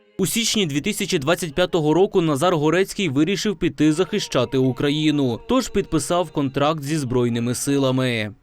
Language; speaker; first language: Ukrainian; native; Ukrainian